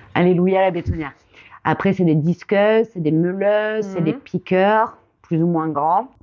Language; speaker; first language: French; native; French